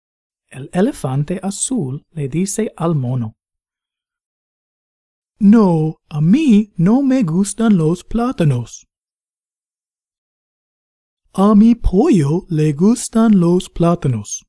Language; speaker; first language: Spanish; non-native, fluent; English